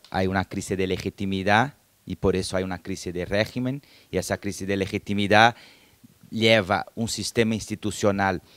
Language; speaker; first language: Spanish; non-native, fluent; Portuguese